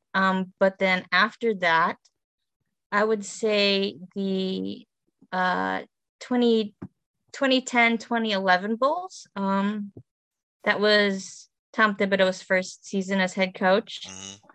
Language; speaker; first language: English; native; English